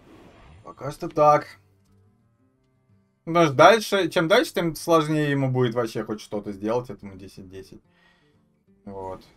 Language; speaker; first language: Russian; native; Russian